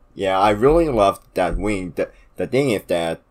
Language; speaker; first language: English; non-native, fluent; Korean